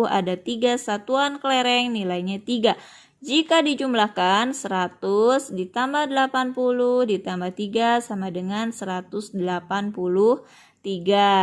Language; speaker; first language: Indonesian; native; Indonesian